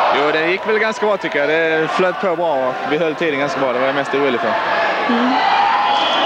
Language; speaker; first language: Swedish; native; Swedish